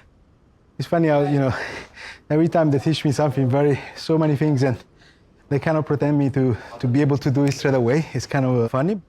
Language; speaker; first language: English; non-native, fluent; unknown